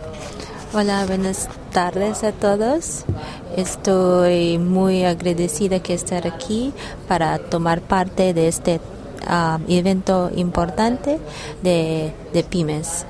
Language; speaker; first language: Spanish; non-native, learner; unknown